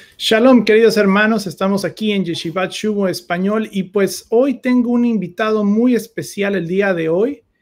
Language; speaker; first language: Spanish; native; Spanish